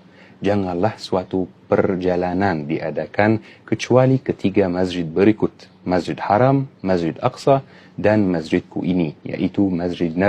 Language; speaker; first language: Indonesian; non-native, fluent; Arabic